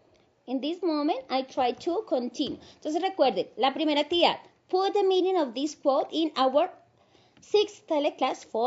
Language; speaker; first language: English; non-native, fluent; Spanish